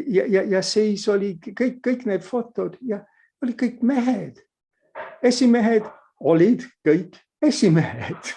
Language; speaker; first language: Estonian; early bilingual, heritage; Estonian